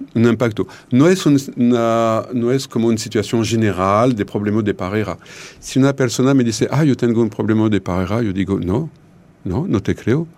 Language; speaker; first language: Spanish; non-native, learner; French